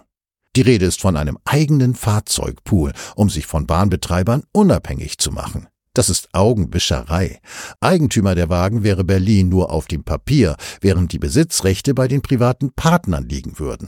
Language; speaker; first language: German; native; German